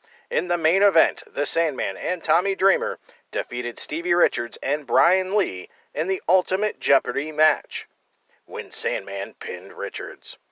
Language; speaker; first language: English; native; English